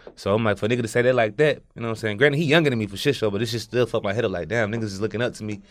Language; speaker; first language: English; native; English